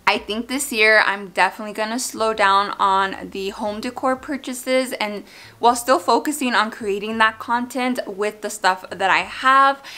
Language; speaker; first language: English; native; English